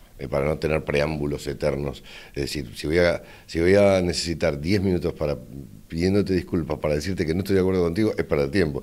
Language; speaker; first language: Spanish; native; Spanish